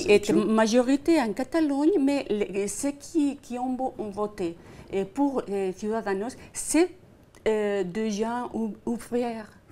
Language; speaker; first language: French; non-native, fluent; Spanish